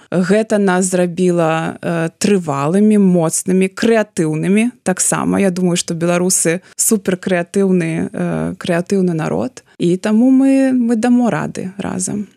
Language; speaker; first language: Belarusian; non-native, local second language; Russian